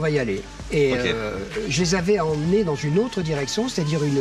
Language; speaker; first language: French; native; French